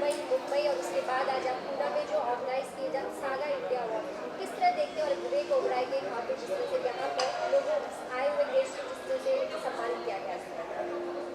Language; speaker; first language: Hindi; native; Hindi